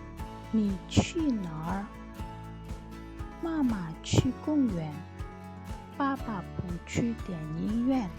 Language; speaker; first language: Chinese; non-native, fluent; Indonesian